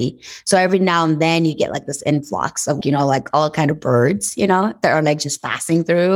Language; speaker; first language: English; non-native, fluent; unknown